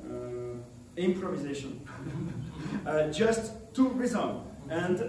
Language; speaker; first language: English; non-native, learner; French